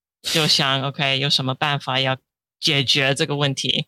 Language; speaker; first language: Chinese; early bilingual, heritage; Chinese